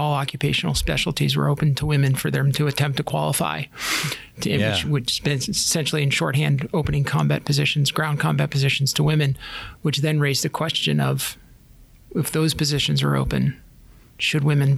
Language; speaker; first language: English; native; English